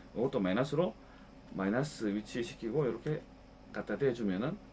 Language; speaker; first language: Korean; native; Korean